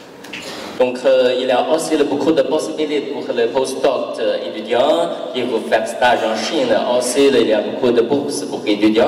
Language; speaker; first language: French; non-native, learner; Chinese